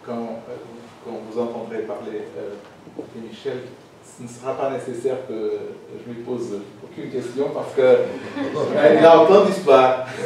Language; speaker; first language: French; non-native, fluent; Portuguese